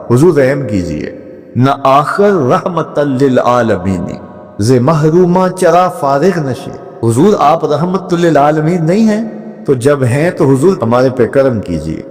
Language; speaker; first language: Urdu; non-native, local second language; Punjabi